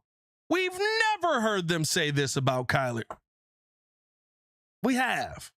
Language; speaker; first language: English; native; English